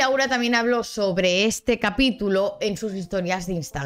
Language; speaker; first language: Spanish; native; Spanish